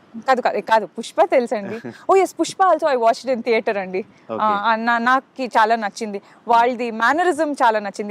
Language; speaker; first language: Telugu; non-native, fluent; Kannada